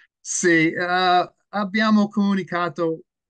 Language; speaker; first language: Italian; non-native, learner; English